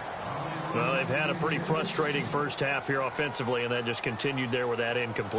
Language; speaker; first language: English; native; English